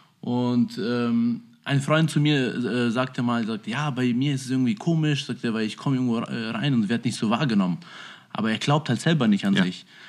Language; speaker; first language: German; early bilingual, other home language; Albanian